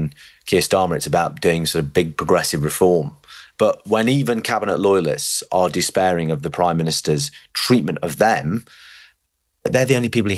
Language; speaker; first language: English; native; English